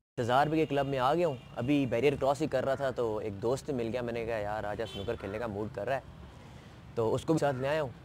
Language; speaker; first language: Urdu; non-native, local second language; Punjabi